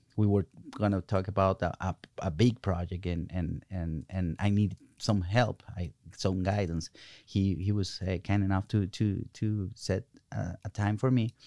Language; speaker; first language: English; non-native, fluent; Spanish